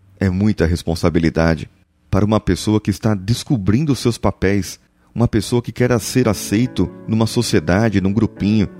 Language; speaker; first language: Portuguese; native; Portuguese